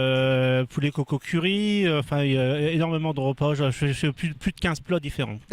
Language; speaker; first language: French; native; French